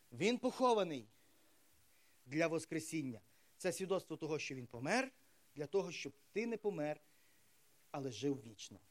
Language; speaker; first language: Ukrainian; native; Ukrainian